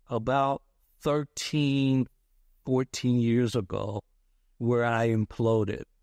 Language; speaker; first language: English; native; English